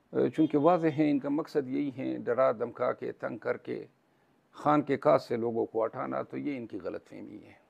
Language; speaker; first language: Urdu; non-native, local second language; Pashto